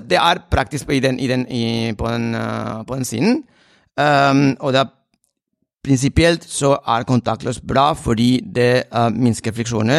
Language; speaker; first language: Norwegian; non-native, fluent; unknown